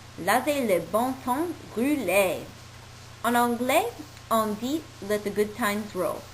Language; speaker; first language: French; non-native, learner; English